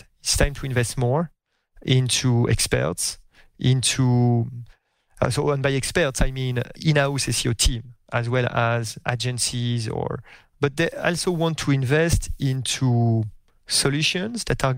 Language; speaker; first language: English; non-native, fluent; French